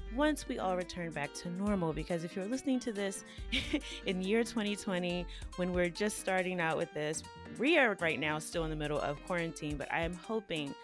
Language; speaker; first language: English; native; English